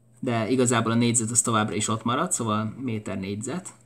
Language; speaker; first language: Hungarian; native; Hungarian